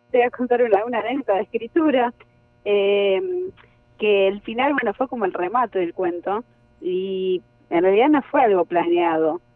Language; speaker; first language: Spanish; native; Spanish